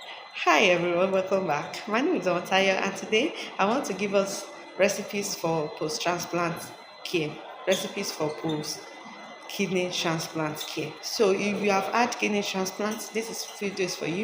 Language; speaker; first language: English; non-native, local second language; Yoruba